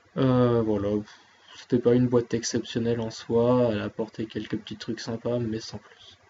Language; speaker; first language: French; native; French